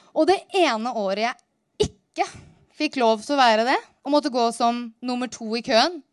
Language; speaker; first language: Norwegian; native; Norwegian